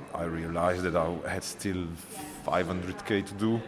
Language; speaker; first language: English; non-native, fluent; French